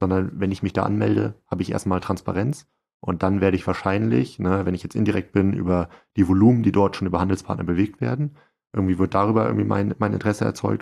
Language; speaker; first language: German; native; German